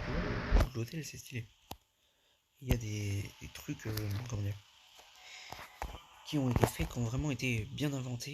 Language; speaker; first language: French; native; French